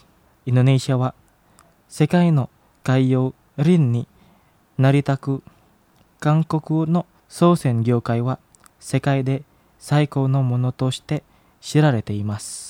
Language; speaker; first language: Japanese; non-native, fluent; Indonesian